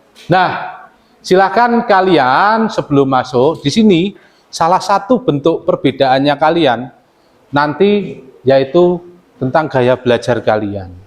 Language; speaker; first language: Indonesian; native; Indonesian